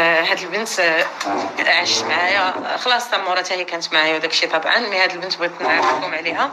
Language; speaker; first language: Arabic; native; Arabic